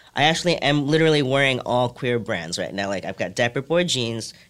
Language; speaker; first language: English; early bilingual, other home language; Cantonese